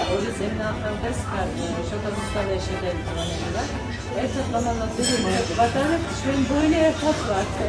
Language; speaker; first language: Georgian; early bilingual, heritage; Georgian